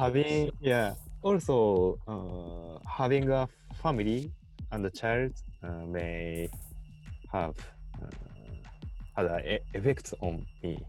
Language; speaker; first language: English; non-native, learner; Japanese